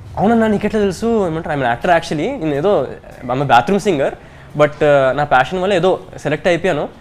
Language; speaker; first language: Telugu; early bilingual, heritage; Telugu